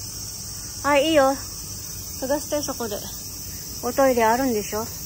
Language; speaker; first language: Japanese; non-native, learner; Filipino